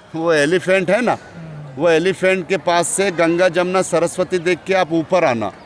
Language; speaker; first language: Hindi; non-native, local second language; Marathi